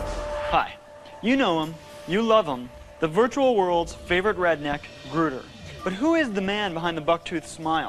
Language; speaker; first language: English; native; English